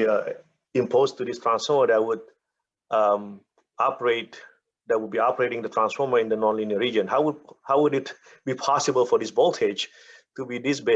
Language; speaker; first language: English; non-native, fluent; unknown